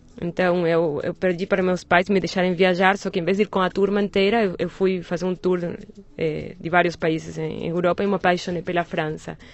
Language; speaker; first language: Portuguese; non-native, fluent; Spanish